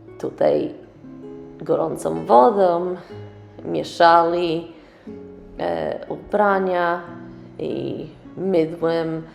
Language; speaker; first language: Polish; early bilingual, heritage; English